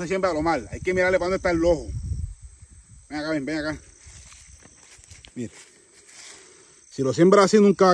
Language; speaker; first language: Spanish; native; Spanish